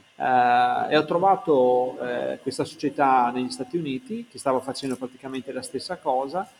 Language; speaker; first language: Italian; native; Italian